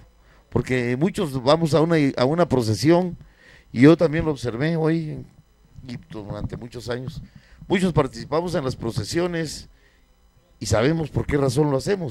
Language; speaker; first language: Spanish; native; Spanish